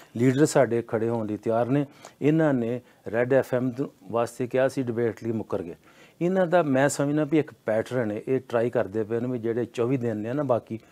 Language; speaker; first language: Punjabi; native; Punjabi